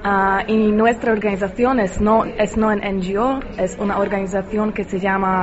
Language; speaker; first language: Spanish; non-native, learner; Polish